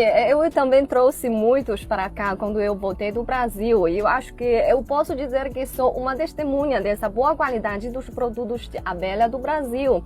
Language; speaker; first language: Portuguese; non-native, fluent; Chinese